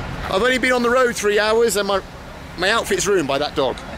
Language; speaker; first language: English; native; English